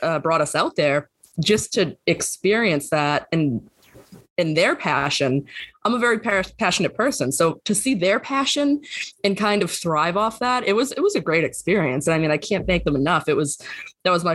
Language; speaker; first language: English; native; English